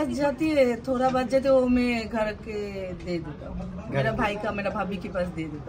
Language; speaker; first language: Hindi; non-native, learner; Bangla